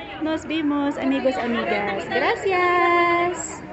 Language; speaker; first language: Spanish; non-native, fluent; Filipino